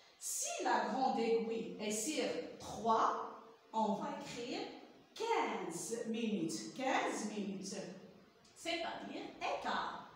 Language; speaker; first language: French; non-native, local second language; Arabic